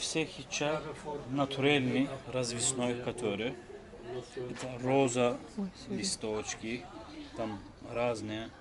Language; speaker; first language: Russian; non-native, learner; Turkish